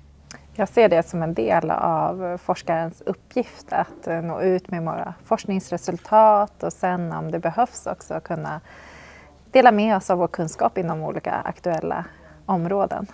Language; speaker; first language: Swedish; native; Swedish